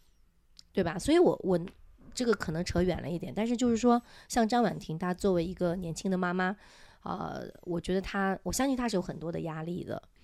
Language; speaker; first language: Chinese; non-native, local second language; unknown